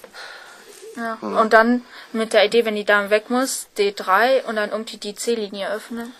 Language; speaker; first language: German; native; German